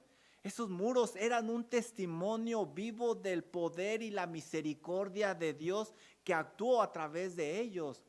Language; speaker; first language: Spanish; native; Spanish